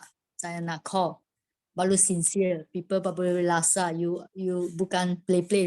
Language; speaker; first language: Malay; non-native, local second language; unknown